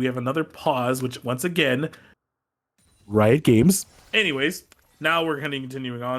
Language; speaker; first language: English; native; English